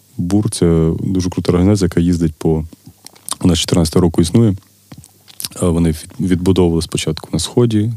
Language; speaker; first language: Ukrainian; non-native, local second language; Russian